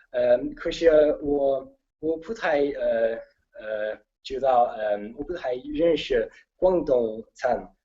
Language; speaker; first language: Chinese; non-native, learner; Italian